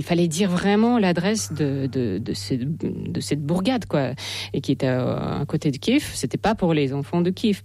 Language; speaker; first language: French; non-native, fluent; Russian